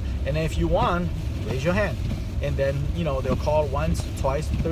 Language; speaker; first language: English; non-native, fluent; Chinese